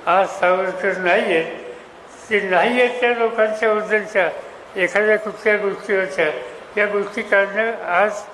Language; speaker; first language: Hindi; non-native, local second language; Marathi